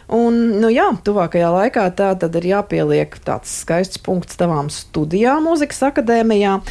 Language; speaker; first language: Latvian; native; Latvian